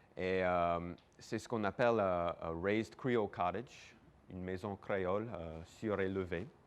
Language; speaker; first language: French; non-native, local second language; English